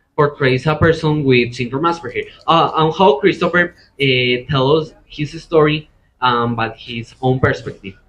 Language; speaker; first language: English; non-native, learner; Spanish